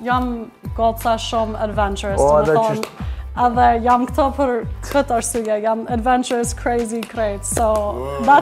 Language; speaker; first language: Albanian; non-native, learner; English